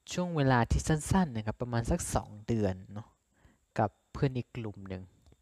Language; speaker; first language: Thai; non-native, local second language; S'gaw Karen